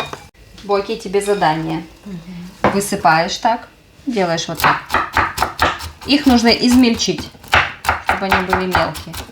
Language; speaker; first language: Russian; native; Russian